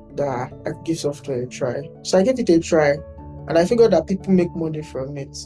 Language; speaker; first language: English; non-native, local second language; Yoruba